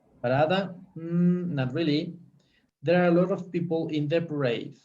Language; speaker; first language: English; non-native, fluent; Spanish